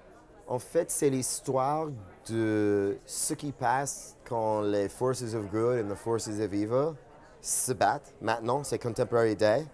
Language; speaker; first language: French; non-native, fluent; English